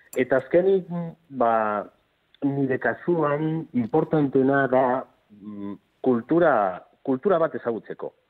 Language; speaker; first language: Basque; early bilingual, other home language; Galician